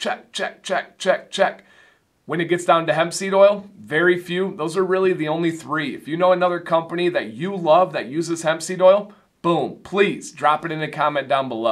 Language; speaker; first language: English; native; English